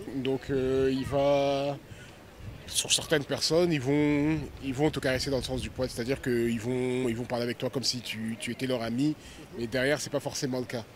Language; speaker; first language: French; early bilingual, other home language; Lingala